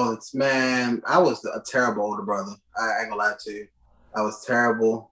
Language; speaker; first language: English; native; English